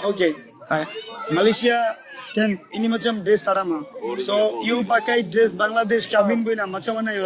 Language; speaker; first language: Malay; non-native, learner; Bangla